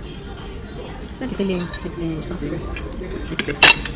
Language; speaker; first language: French; non-native, learner; Spanish